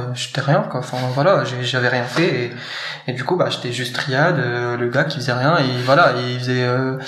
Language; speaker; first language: French; non-native, local second language; Arabic